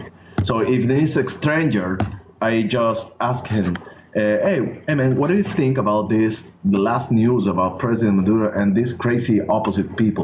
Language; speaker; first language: English; non-native, learner; Spanish